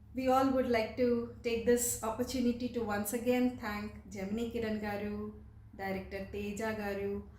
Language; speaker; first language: English; non-native, local second language; Telugu